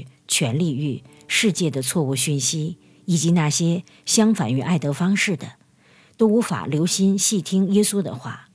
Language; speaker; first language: Chinese; native; Chinese